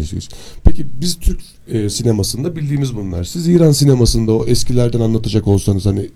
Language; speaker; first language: Turkish; native; Turkish